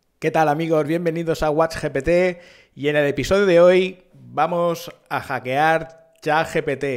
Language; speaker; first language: Spanish; native; Spanish